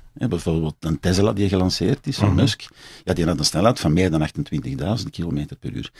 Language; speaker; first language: Dutch; native; Dutch